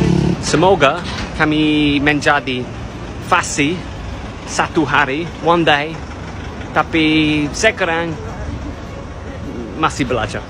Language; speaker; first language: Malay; non-native, learner; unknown